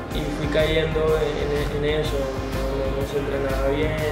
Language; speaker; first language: Spanish; native; Spanish